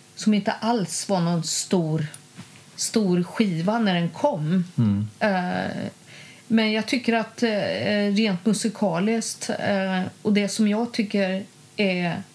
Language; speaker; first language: Swedish; native; Swedish